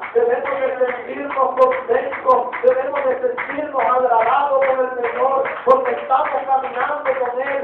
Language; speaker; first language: Spanish; native; Spanish